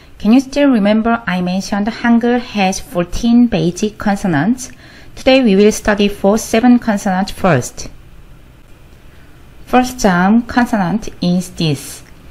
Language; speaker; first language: English; non-native, fluent; Korean